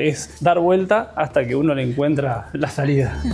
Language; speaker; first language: Spanish; native; Spanish